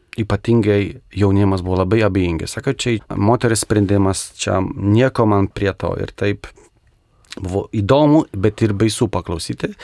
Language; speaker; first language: Lithuanian; non-native, local second language; Polish